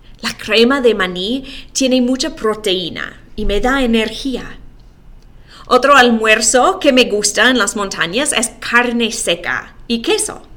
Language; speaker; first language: Spanish; non-native, fluent; English